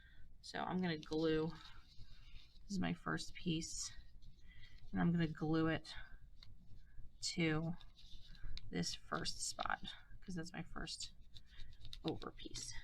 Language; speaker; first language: English; native; English